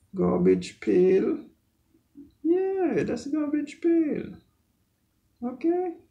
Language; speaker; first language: English; non-native, learner; Haitian Creole